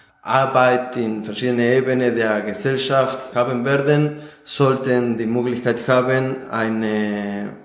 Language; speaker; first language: German; non-native, fluent; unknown